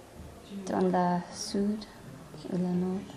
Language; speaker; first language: French; non-native, learner; English